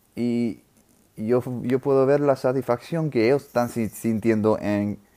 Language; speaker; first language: Spanish; non-native, fluent; English